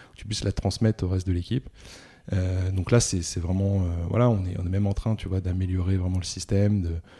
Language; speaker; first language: French; native; French